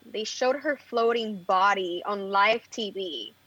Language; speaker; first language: English; non-native, fluent; Spanish